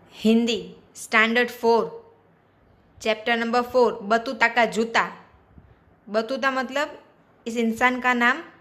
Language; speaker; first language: Hindi; non-native, local second language; Gujarati